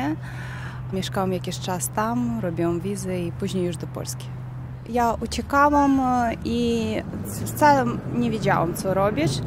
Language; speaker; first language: Polish; non-native, learner; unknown